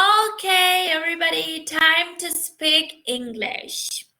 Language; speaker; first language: English; non-native, fluent; Turkish